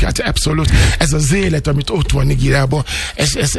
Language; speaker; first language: Hungarian; non-native, fluent; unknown